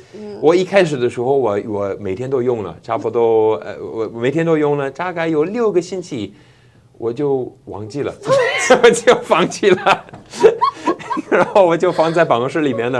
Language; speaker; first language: Chinese; non-native, fluent; English